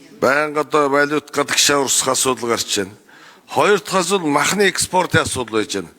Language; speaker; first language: Mongolian; non-native, local second language; Kazakh